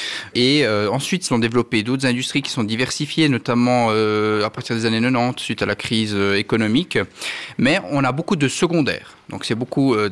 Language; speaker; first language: French; native; French